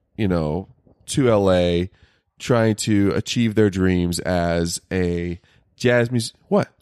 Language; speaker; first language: English; native; English